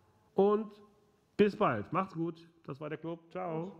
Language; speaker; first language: German; native; German